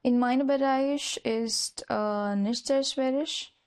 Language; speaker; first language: German; non-native, learner; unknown